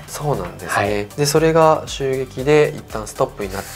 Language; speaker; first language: Japanese; native; Japanese